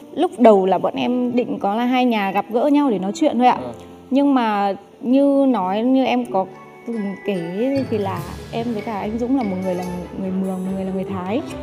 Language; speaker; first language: Vietnamese; non-native, local second language; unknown